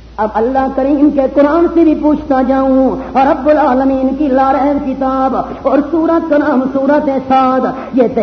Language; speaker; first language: Urdu; non-native, local second language; Punjabi